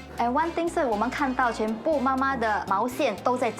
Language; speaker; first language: Chinese; native; Chinese